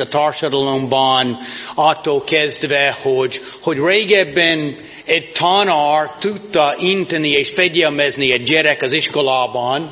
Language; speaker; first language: Hungarian; non-native, learner; English